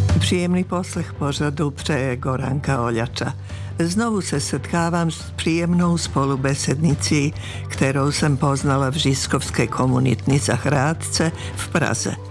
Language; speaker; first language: Czech; non-native, fluent; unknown